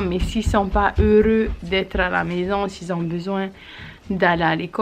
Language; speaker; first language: French; native; French